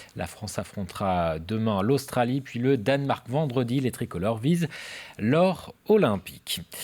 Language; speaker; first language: French; native; French